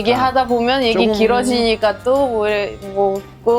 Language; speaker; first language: Korean; non-native, fluent; Arabic